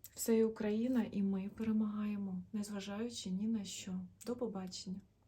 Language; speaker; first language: Ukrainian; non-native, local second language; Russian